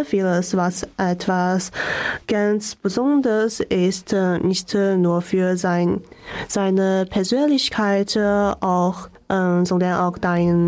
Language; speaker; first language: German; non-native, learner; Chinese